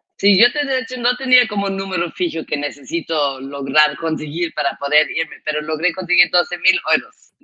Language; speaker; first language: Spanish; non-native, fluent; German